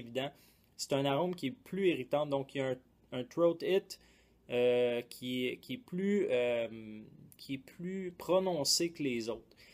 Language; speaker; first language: French; native; French